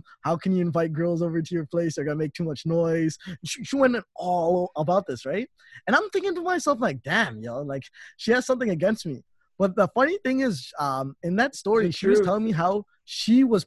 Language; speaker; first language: English; native; English